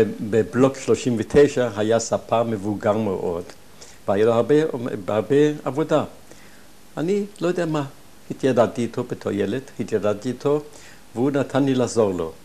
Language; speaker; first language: Hebrew; non-native, fluent; German